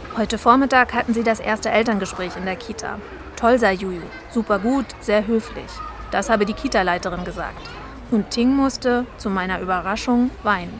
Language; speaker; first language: German; native; German